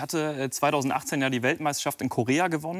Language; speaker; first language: German; native; German